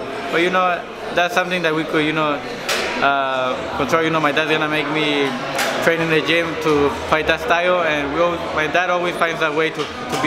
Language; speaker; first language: English; early bilingual, other home language; Spanish